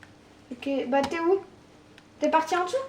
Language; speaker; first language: French; native; French